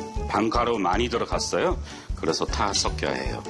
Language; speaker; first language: Korean; non-native, learner; English